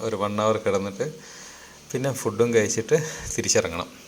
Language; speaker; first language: Malayalam; native; Malayalam